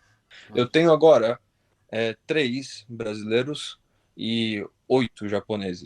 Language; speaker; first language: Portuguese; non-native, fluent; Japanese